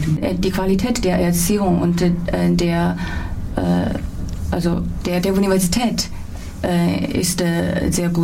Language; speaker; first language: German; non-native, fluent; Chinese